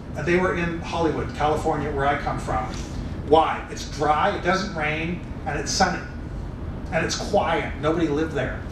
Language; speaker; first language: English; native; English